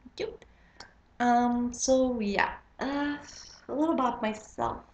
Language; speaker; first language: English; non-native, fluent; French